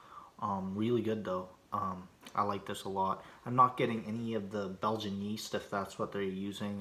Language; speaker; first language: English; native; English